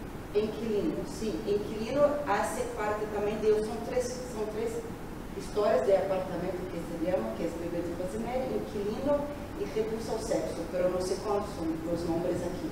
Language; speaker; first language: Spanish; non-native, learner; Portuguese